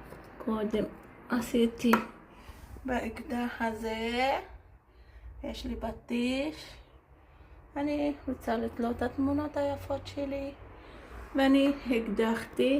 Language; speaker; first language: Hebrew; non-native, learner; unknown